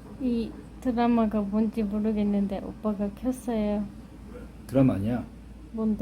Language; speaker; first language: Korean; non-native, learner; Turkish